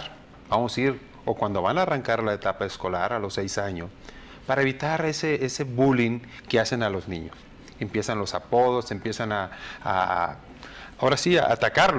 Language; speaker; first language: Spanish; native; Spanish